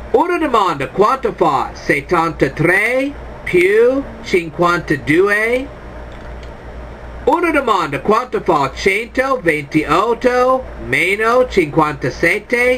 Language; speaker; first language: Italian; non-native, learner; English